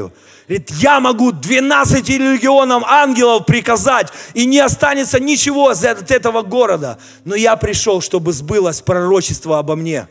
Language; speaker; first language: Russian; native; Russian